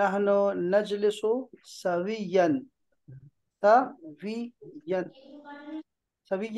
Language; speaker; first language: Arabic; non-native, fluent; Urdu